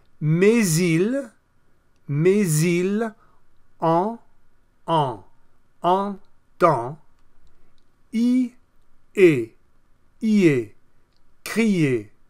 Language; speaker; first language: French; non-native, fluent; English